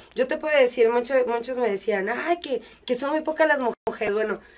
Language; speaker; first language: Spanish; native; Spanish